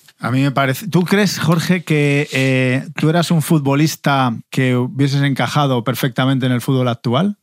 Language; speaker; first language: Spanish; native; Spanish